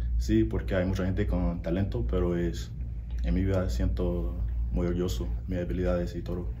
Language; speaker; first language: Spanish; non-native, learner; English